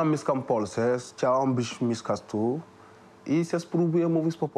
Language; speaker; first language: Polish; non-native, learner; Wolof